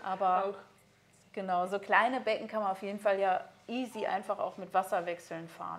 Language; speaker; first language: German; native; German